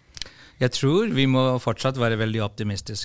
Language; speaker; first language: Norwegian; non-native, fluent; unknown